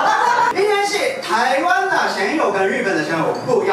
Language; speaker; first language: Chinese; non-native, fluent; Japanese